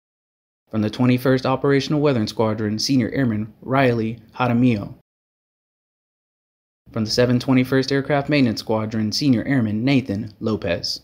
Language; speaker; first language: English; native; English